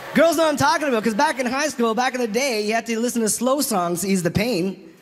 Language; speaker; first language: English; early bilingual, other home language; Filipino